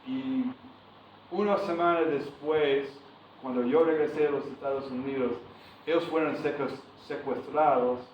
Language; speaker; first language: Spanish; non-native, fluent; English